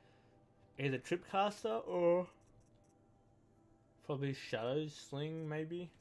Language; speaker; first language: English; native; English